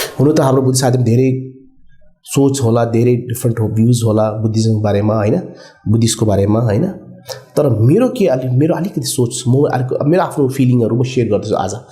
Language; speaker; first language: Nepali; non-native, local second language; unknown